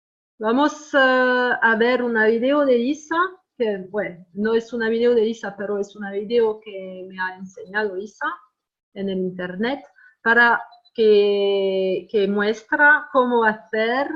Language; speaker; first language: Spanish; non-native, fluent; French